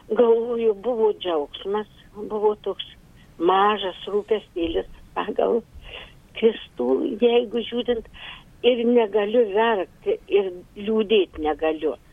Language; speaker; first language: Lithuanian; non-native, local second language; Polish